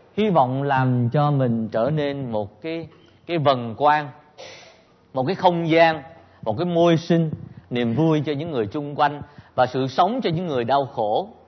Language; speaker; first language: Vietnamese; native; Vietnamese